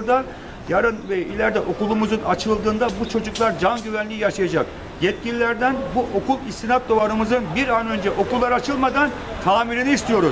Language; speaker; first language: Turkish; native; Turkish